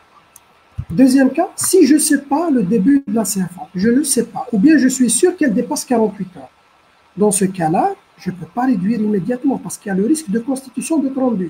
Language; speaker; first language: French; non-native, local second language; Arabic